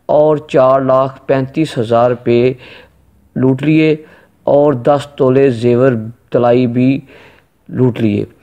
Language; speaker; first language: Hindi; non-native, local second language; Punjabi